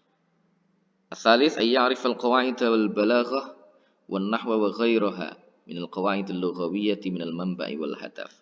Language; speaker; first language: Arabic; non-native, fluent; Indonesian